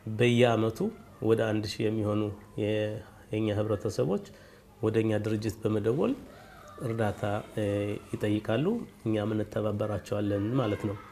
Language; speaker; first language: Amharic; native; Amharic